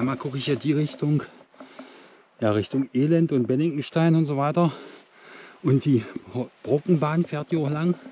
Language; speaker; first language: German; native; German